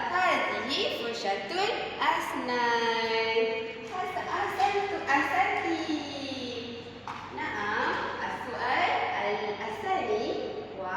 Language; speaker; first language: Arabic; non-native, learner; Malay